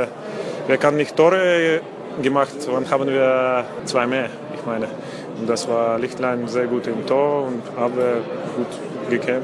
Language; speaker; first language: German; non-native, learner; Russian